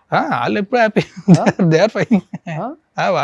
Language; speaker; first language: Telugu; native; Telugu